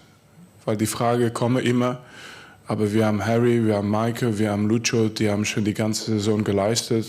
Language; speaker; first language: German; non-native, fluent; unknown